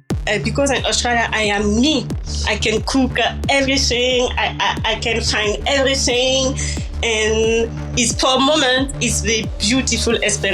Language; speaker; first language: English; non-native, learner; French